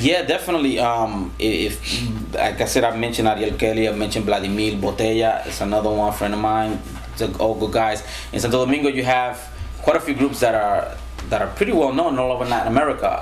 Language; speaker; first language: English; early bilingual, other home language; Spanish